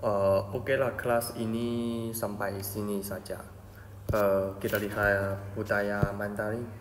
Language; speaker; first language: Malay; non-native, fluent; Chinese